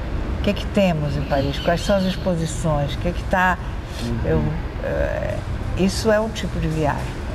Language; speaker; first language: Portuguese; early bilingual, other home language; Italian